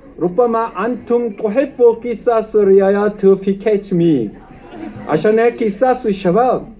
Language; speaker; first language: Arabic; non-native, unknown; Korean